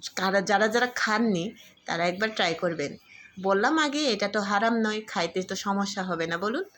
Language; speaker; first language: Bangla; non-native, local second language; Garo